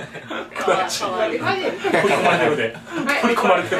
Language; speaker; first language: Korean; non-native, fluent; Japanese